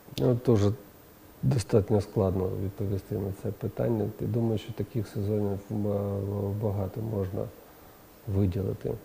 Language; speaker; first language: Ukrainian; non-native, local second language; Russian